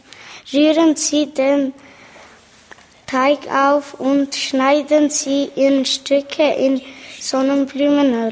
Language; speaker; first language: German; early bilingual, other home language; Italian